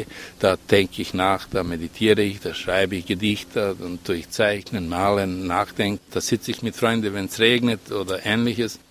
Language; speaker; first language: German; non-native, fluent; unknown